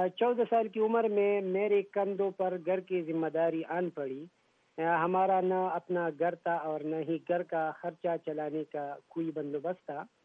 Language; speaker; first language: Urdu; non-native, local second language; Pashto